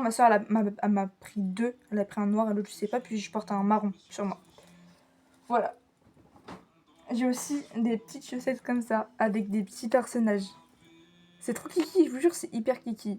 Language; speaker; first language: French; native; French